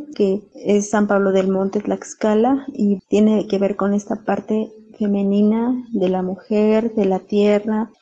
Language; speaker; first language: Spanish; native; Spanish